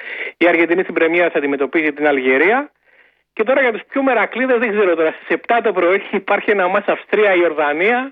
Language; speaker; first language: Greek; native; Greek